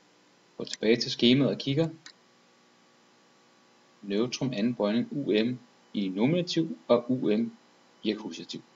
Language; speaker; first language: Danish; native; Danish